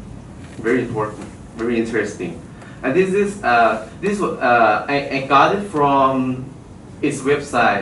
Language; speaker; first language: English; non-native, fluent; Thai